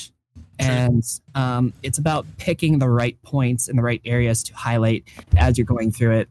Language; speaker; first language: English; native; English